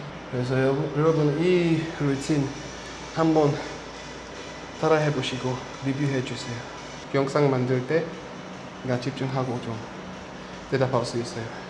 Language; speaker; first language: Korean; non-native, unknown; English